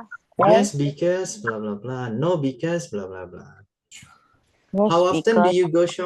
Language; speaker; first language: English; non-native, local second language; Indonesian